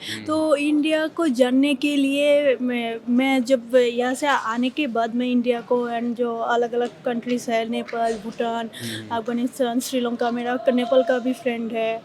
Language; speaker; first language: Hindi; non-native, learner; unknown